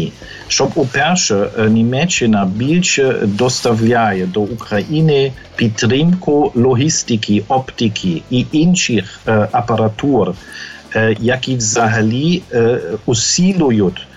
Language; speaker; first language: Ukrainian; non-native, fluent; German